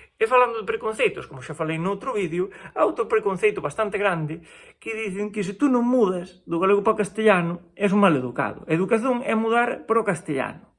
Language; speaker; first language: Galician; native; Galician